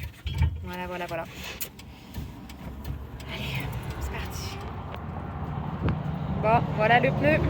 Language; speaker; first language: French; native; French